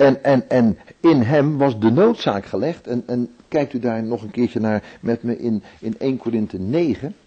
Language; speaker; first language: Dutch; native; Dutch